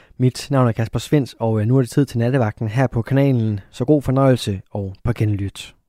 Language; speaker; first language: Danish; native; Danish